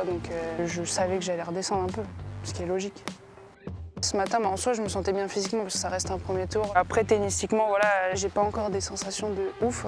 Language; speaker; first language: French; native; French